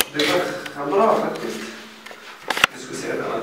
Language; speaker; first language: Swedish; early bilingual, other home language; Arabic